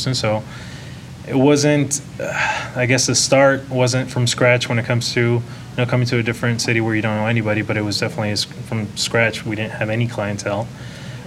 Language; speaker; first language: English; non-native, fluent; Spanish